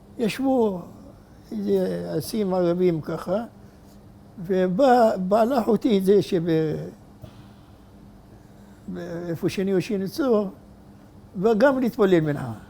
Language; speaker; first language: Hebrew; non-native, fluent; Arabic